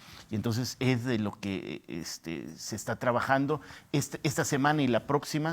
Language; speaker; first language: Spanish; native; Spanish